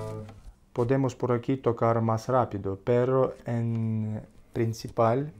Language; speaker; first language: Spanish; non-native, learner; Russian